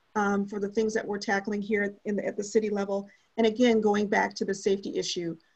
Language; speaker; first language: English; native; English